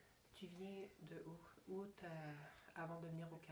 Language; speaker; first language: French; native; French